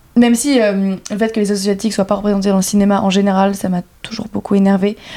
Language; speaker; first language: French; native; French